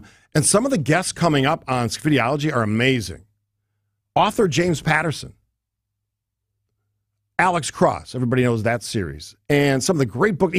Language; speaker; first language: English; native; English